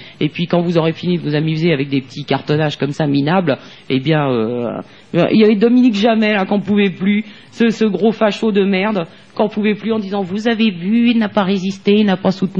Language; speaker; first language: French; native; French